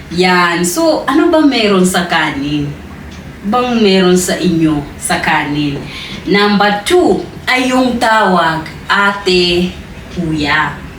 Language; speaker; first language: Filipino; non-native, fluent; Swahili